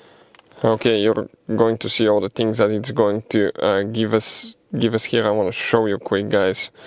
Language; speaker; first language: English; non-native, fluent; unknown